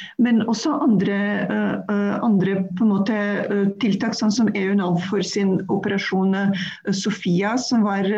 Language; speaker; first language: Norwegian; non-native, fluent; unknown